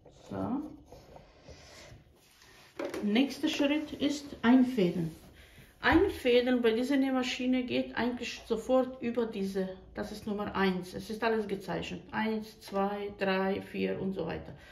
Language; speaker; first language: German; non-native, fluent; Bosnian